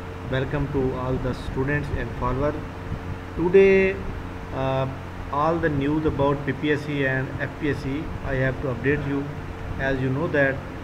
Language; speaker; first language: English; non-native, local second language; Urdu